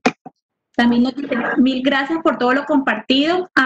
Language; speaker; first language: Spanish; native; Spanish